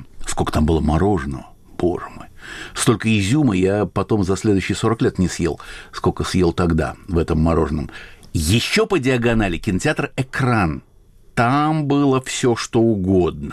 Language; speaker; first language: Russian; native; Russian